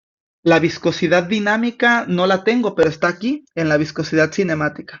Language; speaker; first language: Spanish; native; Spanish